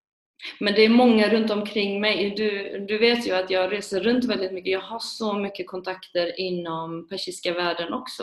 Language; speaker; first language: Swedish; early bilingual, other home language; Persian